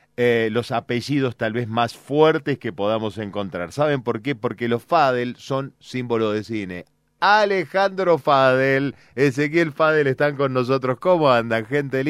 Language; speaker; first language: Spanish; native; Spanish